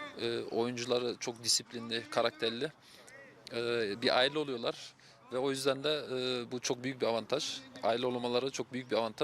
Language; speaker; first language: Turkish; early bilingual, heritage; Turkish